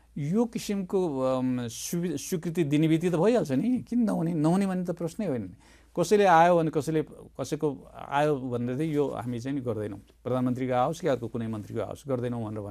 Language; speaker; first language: Nepali; native; Nepali